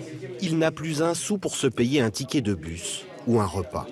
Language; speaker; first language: French; native; French